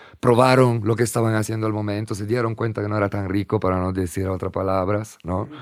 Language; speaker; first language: Spanish; non-native, fluent; Italian